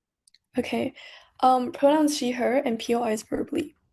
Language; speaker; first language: English; non-native, fluent; Chinese